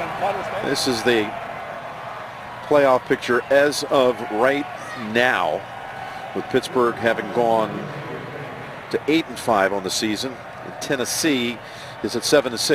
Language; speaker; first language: English; native; English